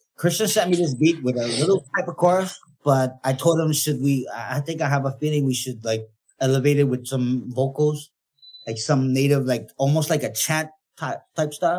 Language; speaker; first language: English; non-native, fluent; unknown